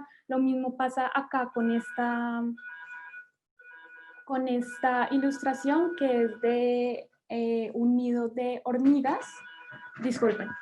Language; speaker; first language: Spanish; native; Spanish